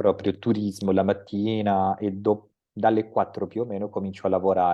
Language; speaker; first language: Italian; non-native, fluent; Portuguese